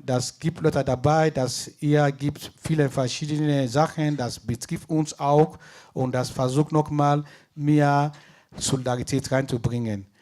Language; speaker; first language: German; non-native, fluent; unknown